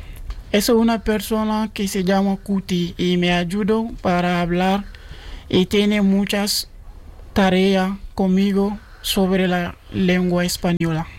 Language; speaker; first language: Spanish; non-native, learner; Bambara